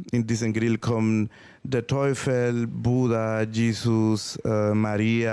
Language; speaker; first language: German; non-native, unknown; Spanish